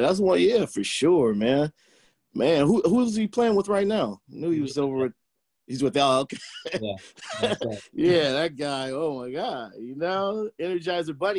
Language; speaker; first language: English; native; English